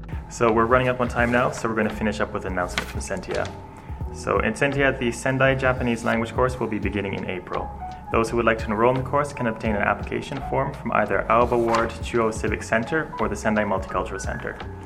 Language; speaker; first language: English; native; English